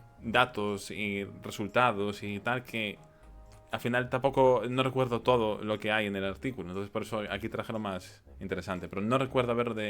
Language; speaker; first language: Spanish; native; Spanish